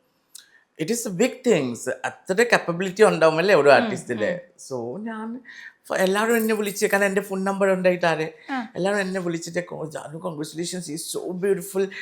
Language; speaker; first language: Malayalam; non-native, learner; Assamese